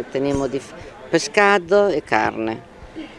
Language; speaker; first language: Spanish; non-native, learner; Italian